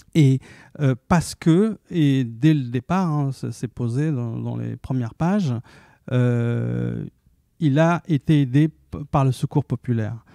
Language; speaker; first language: French; early bilingual, other home language; Arabic